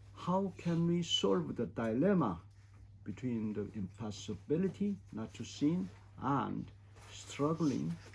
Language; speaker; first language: English; non-native, fluent; Korean